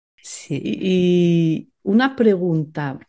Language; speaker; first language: Spanish; native; Spanish